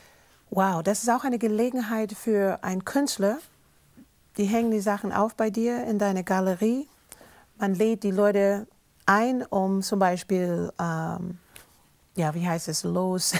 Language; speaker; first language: German; non-native, fluent; English